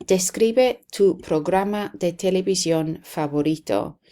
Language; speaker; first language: Spanish; non-native, fluent; English